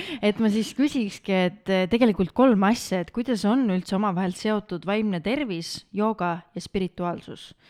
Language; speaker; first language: Estonian; native; Estonian